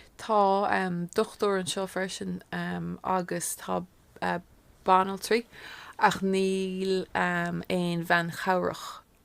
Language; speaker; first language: Irish; non-native, local second language; English